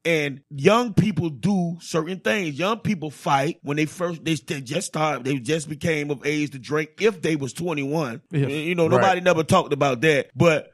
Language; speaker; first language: English; native; English